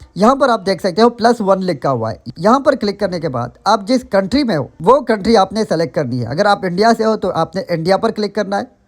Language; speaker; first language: Urdu; non-native, local second language; Pashto